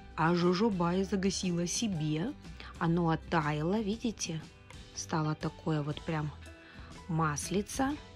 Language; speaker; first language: Russian; native; Russian